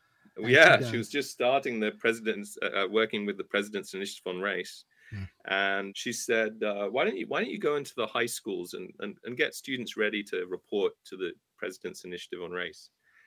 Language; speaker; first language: English; native; English